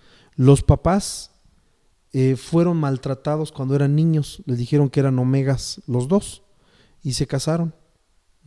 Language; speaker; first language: Spanish; native; Spanish